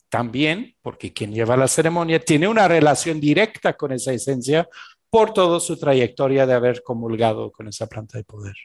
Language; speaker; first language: Spanish; non-native, fluent; French